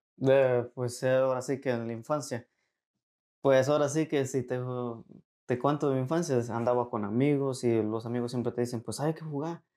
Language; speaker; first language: Spanish; native; Spanish